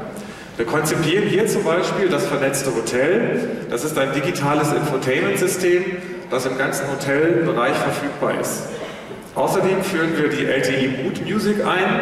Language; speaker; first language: German; native; German